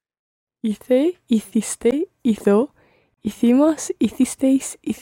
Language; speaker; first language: Spanish; non-native, learner; English